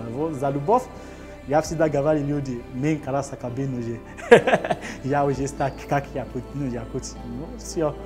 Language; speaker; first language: Russian; non-native, learner; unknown